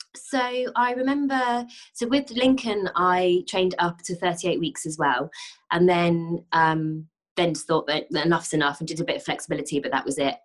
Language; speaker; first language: English; native; English